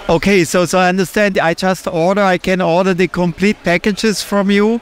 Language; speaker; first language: English; non-native, fluent; German